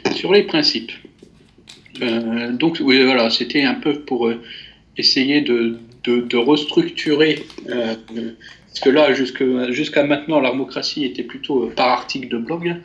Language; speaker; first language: French; native; French